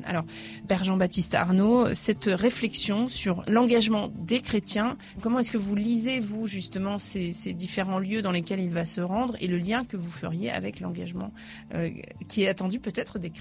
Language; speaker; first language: French; native; French